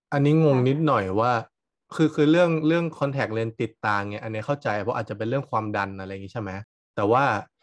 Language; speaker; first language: Thai; native; Thai